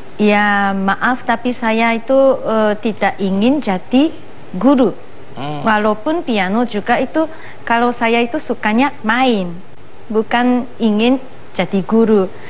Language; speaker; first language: Indonesian; non-native, fluent; Japanese